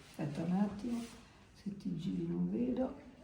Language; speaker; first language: Italian; native; Italian